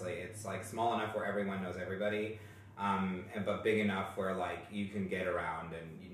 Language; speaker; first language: English; native; English